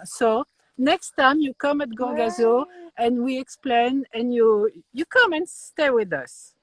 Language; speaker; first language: English; non-native, learner; French